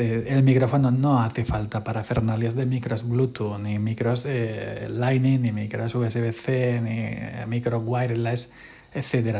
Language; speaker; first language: Spanish; native; Spanish